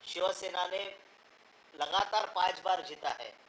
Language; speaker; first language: Hindi; non-native, local second language; Marathi